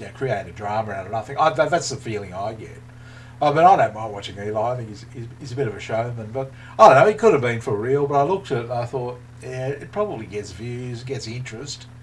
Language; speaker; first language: English; native; English